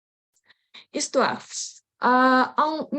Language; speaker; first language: French; non-native, learner; Ukrainian